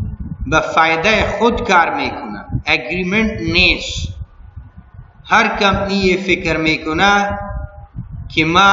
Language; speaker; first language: Persian; non-native, local second language; Pashto